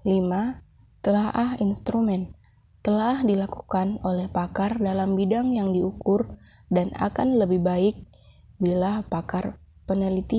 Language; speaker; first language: Indonesian; native; Indonesian